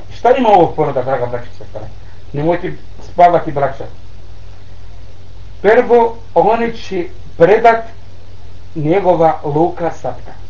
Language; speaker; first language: Bosnian; non-native, learner; Arabic